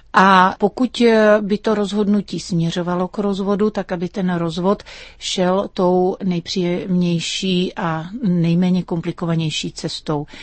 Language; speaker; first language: Czech; native; Czech